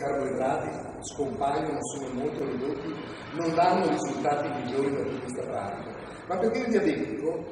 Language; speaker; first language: Italian; native; Italian